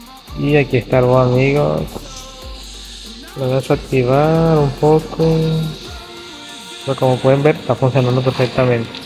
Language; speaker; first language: Spanish; non-native, fluent; Portuguese